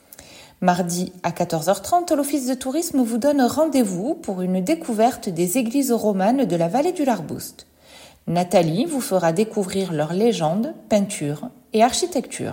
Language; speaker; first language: French; native; French